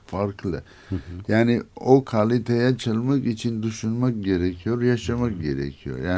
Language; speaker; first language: Turkish; non-native, learner; Armenian